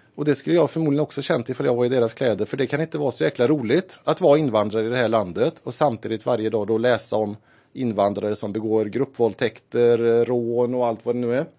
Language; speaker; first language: Swedish; native; Swedish